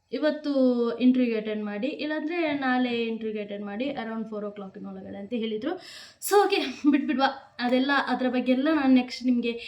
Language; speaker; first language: Kannada; native; Kannada